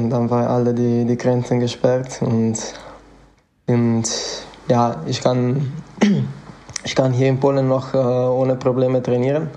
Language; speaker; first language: German; non-native, fluent; Italian